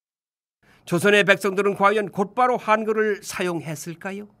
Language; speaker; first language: Korean; native; Korean